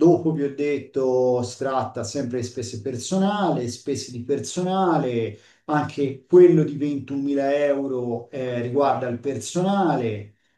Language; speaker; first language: Italian; native; Italian